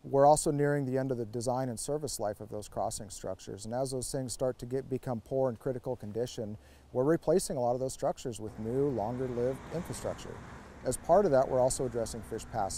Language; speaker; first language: English; native; English